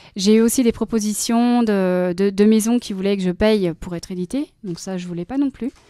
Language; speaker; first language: French; native; French